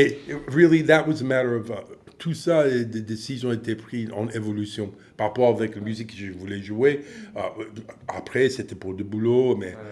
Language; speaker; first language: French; non-native, fluent; English